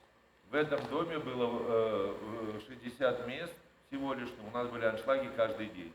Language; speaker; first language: Russian; native; Russian